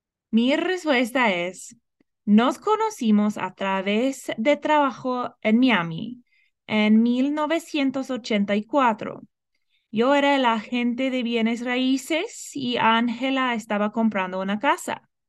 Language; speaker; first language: Spanish; non-native, fluent; English